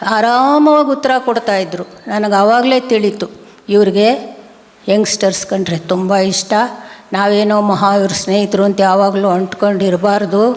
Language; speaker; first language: Kannada; native; Kannada